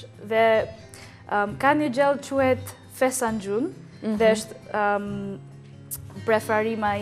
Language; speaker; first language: Albanian; non-native, learner; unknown